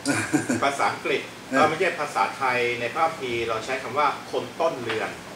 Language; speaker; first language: Thai; native; Thai